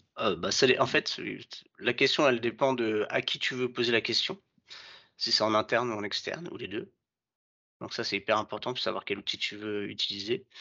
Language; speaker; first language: French; native; French